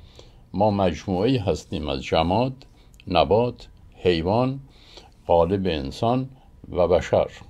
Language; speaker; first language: Persian; native; Persian